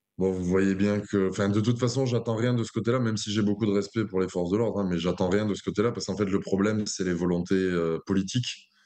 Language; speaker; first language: French; native; French